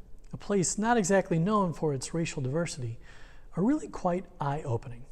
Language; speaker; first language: English; native; English